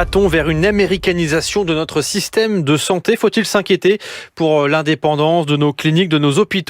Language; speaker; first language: French; native; French